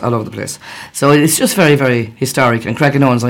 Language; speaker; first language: English; native; English